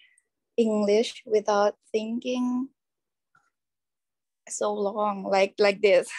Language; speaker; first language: English; non-native, learner; Thai